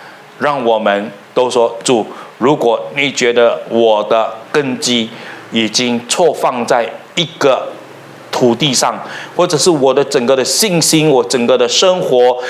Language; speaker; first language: Chinese; native; Chinese